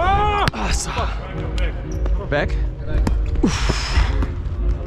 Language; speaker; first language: Russian; non-native, learner; Italian